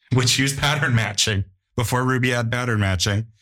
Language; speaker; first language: English; native; English